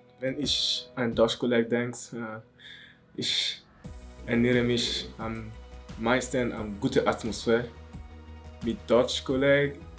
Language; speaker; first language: German; non-native, learner; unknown